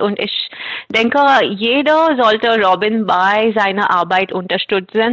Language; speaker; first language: German; non-native, fluent; Marathi